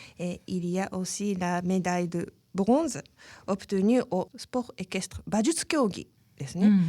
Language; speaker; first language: French; non-native, fluent; Japanese